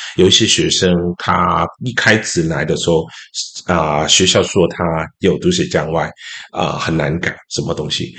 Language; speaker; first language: Chinese; non-native, local second language; Cantonese